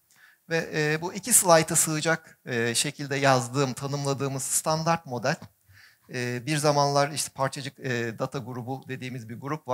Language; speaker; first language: Turkish; native; Turkish